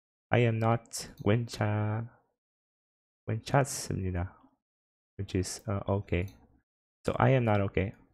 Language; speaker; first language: English; non-native, fluent; Portuguese